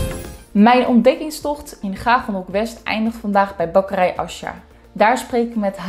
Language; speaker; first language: Dutch; native; Dutch